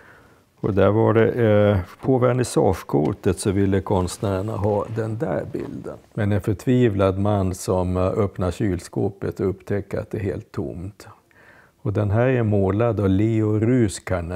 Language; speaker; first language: Swedish; native; Swedish